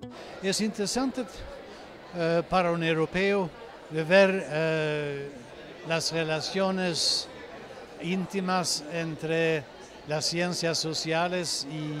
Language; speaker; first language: Spanish; non-native, fluent; Swedish